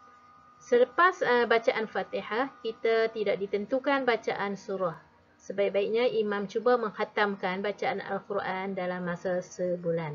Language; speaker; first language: Malay; native; Malay